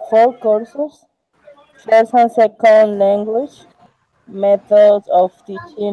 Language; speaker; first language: English; non-native, learner; Spanish